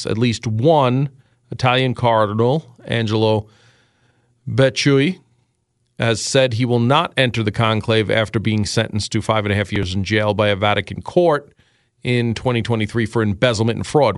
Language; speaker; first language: English; native; English